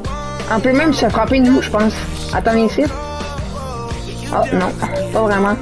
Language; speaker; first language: French; native; French